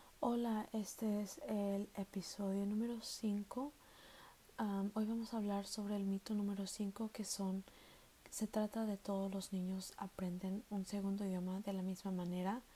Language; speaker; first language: Spanish; early bilingual, heritage; Spanish